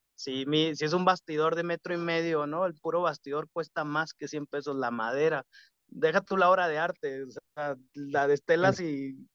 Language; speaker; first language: Spanish; native; Spanish